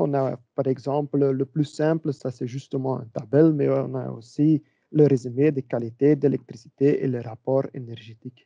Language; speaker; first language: French; non-native, learner; Dutch